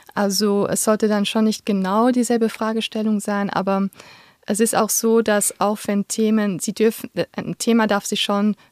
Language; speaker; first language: German; non-native, local second language; Luxembourgish